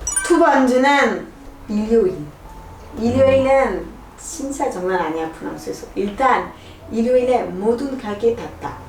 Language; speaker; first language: Korean; non-native, learner; French